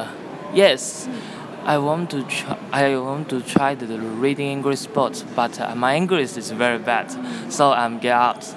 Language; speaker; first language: English; non-native, learner; Cantonese